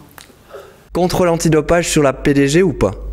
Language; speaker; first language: French; native; French